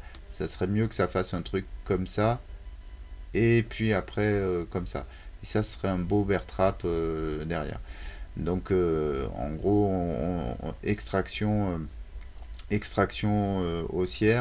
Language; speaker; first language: French; native; French